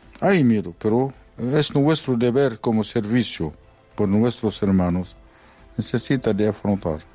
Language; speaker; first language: Spanish; non-native, fluent; Arabic